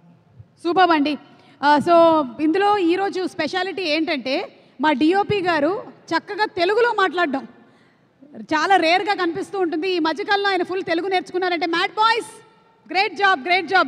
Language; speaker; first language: Telugu; native; Telugu